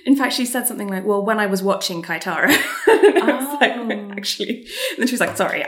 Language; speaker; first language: English; native; English